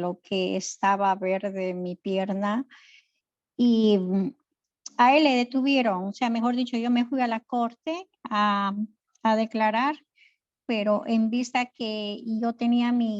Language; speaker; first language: Spanish; native; Spanish